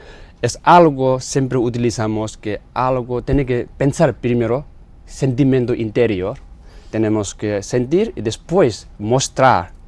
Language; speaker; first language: Spanish; non-native, learner; Tibetan